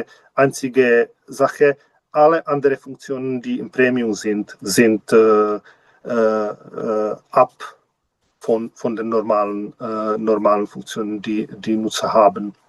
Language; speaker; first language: German; non-native, learner; Czech